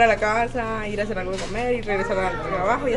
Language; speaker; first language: Spanish; native; Spanish